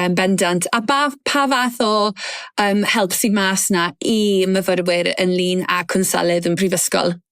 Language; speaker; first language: Welsh; native; Welsh